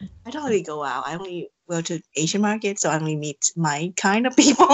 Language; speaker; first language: English; non-native, fluent; Thai